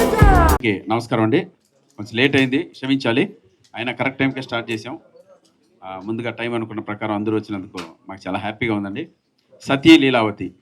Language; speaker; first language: Telugu; native; Telugu